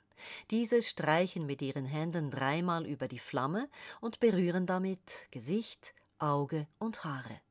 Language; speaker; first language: German; native; German